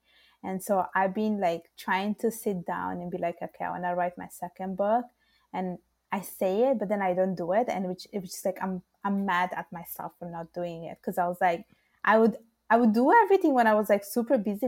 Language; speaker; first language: English; non-native, fluent; Italian